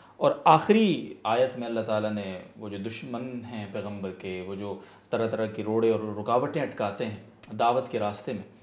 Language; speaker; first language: Urdu; native; Urdu